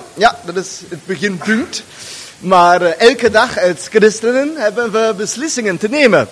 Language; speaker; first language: German; non-native, learner; Dutch